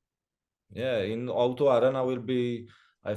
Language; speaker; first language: English; non-native, learner; Polish